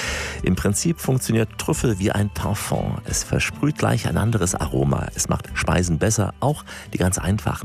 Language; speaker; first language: German; native; German